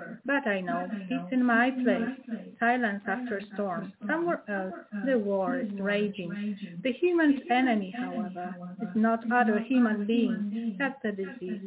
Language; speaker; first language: English; non-native, fluent; Polish